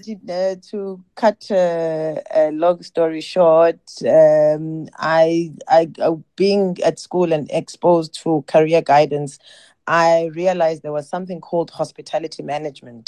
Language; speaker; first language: English; non-native, local second language; Xhosa